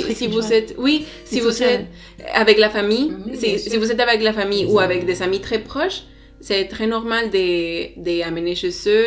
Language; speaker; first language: French; non-native, learner; Spanish